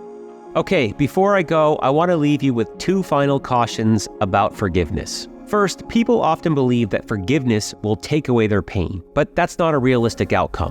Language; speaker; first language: English; native; English